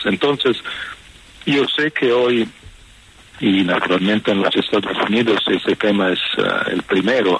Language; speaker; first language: Spanish; non-native, fluent; Italian